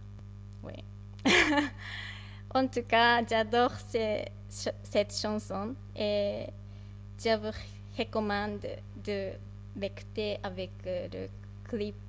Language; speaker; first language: French; non-native, fluent; Japanese